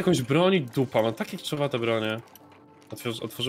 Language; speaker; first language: Polish; native; Polish